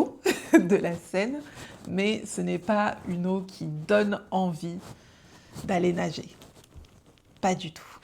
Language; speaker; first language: French; native; French